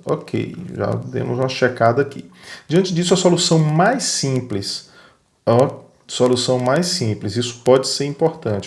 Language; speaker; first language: Portuguese; native; Portuguese